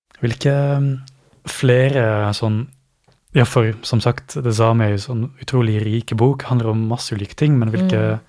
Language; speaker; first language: Norwegian; native; Norwegian